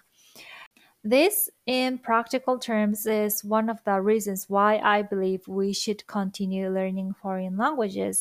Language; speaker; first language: English; non-native, fluent; Japanese